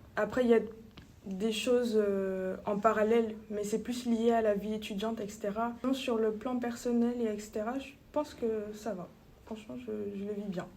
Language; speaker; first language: French; native; French